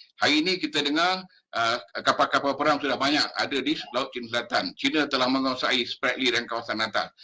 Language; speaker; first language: Malay; native; Malay